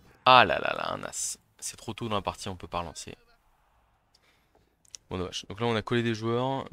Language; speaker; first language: French; native; French